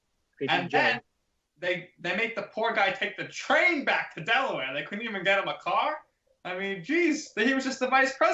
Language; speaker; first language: English; native; English